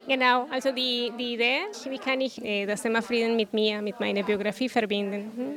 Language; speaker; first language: German; non-native, fluent; Spanish